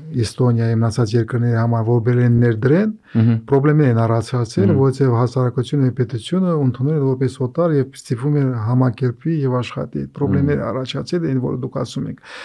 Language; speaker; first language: Armenian; native; Armenian